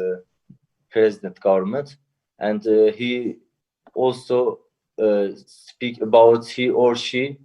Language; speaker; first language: English; non-native, learner; Turkish